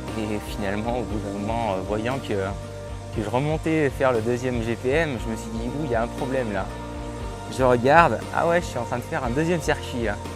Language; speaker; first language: French; native; French